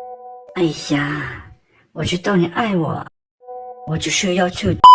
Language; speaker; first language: Chinese; non-native, learner; Lao